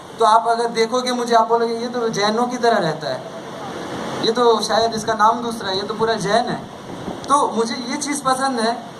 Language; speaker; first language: Hindi; non-native, local second language; Bangla